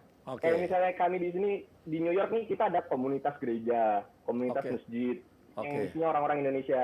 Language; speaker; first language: Indonesian; native; Indonesian